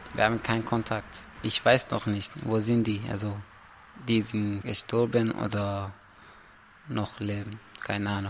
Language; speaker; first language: German; non-native, learner; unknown